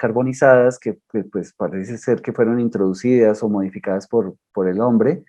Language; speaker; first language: Spanish; native; Spanish